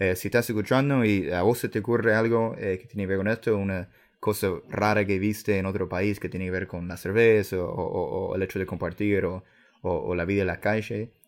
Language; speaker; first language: Spanish; non-native, fluent; English